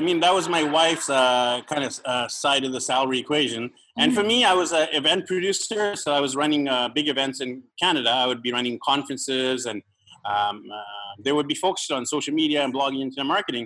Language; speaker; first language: English; native; English